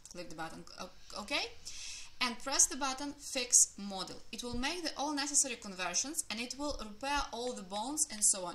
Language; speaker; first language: English; non-native, fluent; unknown